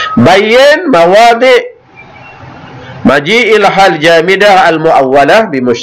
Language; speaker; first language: Arabic; non-native, fluent; Malay